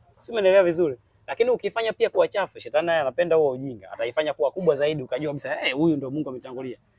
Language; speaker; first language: Swahili; native; Swahili